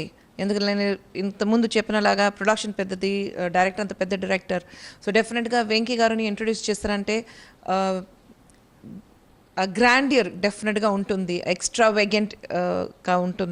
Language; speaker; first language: Telugu; non-native, local second language; Hindi